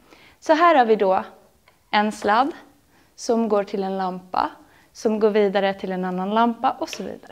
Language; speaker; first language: Swedish; native; Swedish